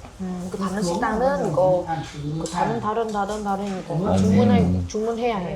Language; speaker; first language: Korean; non-native, learner; Vietnamese